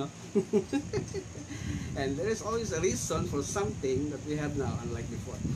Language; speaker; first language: English; non-native, local second language; Filipino